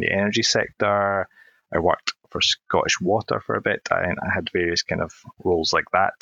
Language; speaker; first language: English; native; English